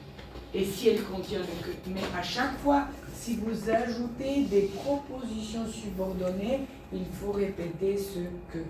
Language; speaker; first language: French; non-native, fluent; Bulgarian